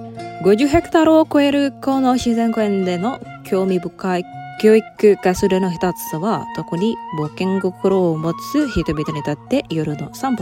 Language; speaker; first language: Japanese; non-native, fluent; Indonesian